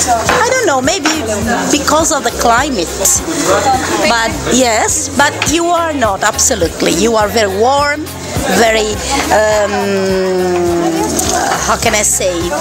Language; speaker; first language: English; non-native, fluent; Italian